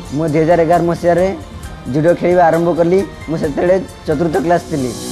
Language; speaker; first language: Odia; non-native, local second language; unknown